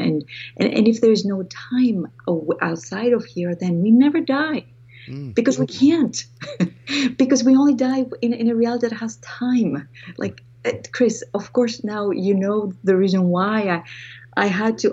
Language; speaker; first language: English; non-native, fluent; Greek